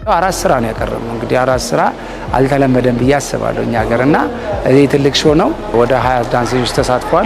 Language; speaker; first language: Amharic; native; Amharic